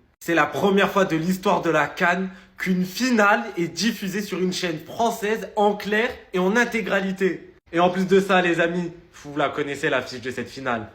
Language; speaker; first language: French; early bilingual, other home language; Arabic